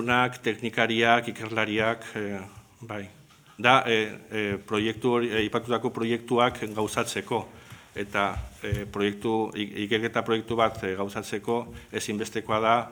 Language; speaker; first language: Basque; non-native, local second language; Spanish